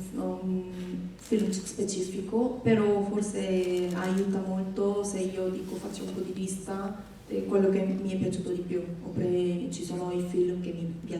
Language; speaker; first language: Italian; non-native, fluent; Korean